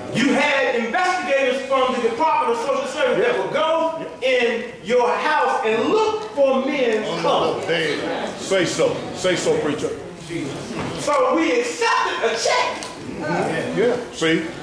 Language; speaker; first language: English; native; English